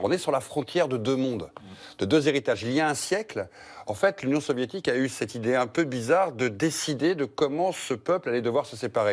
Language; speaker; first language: French; native; French